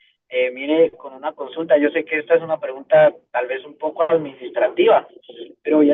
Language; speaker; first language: Spanish; native; Spanish